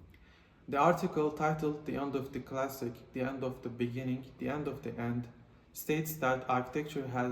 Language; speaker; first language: English; non-native, learner; Turkish